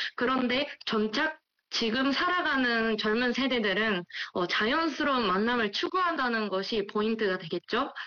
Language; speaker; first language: Korean; non-native, fluent; Japanese